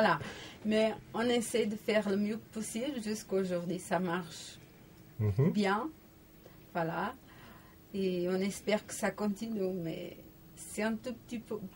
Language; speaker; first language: French; non-native, learner; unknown